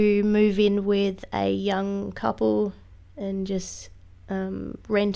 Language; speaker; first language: English; native; English